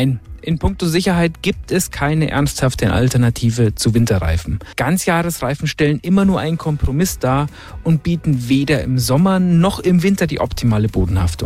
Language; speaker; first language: German; native; German